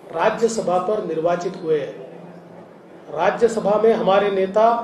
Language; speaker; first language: Hindi; non-native, local second language; Marathi